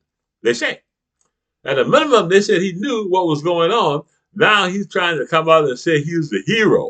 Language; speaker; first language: English; native; English